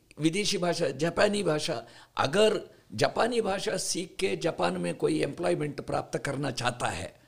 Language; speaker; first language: Hindi; non-native, local second language; Kannada